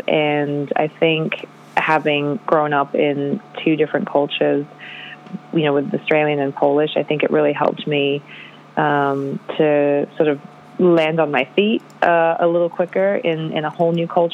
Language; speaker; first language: English; non-native, local second language; Polish